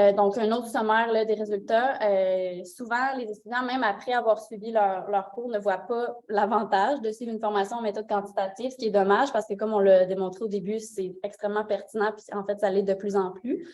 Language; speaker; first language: French; native; French